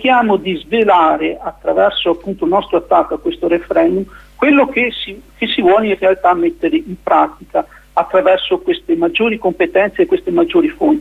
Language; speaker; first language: Italian; native; Italian